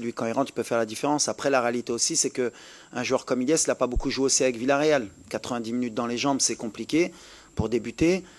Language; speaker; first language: French; native; French